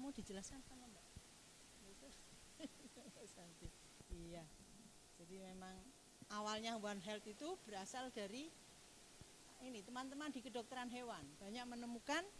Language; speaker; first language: Indonesian; native; Indonesian